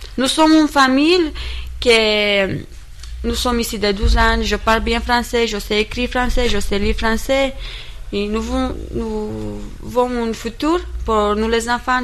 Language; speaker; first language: French; non-native, learner; Romanian